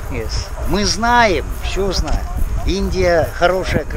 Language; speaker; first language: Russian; non-native, local second language; Kyrgyz